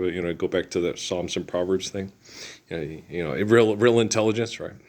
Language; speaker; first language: English; native; English